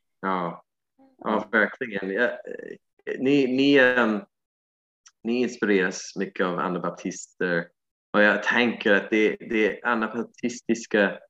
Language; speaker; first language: Swedish; non-native, fluent; English